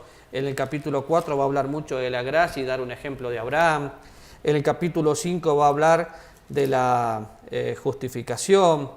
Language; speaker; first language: Spanish; native; Spanish